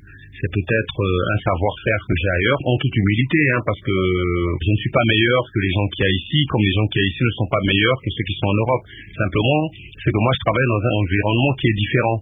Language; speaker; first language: French; non-native, local second language; Lingala